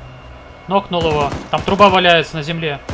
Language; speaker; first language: Russian; native; Russian